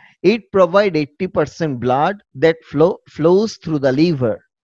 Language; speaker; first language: English; non-native, local second language; Bangla